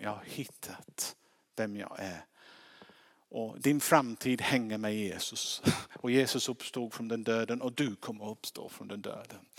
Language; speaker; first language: Swedish; non-native, fluent; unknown